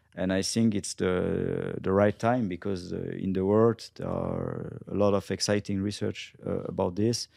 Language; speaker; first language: English; non-native, fluent; French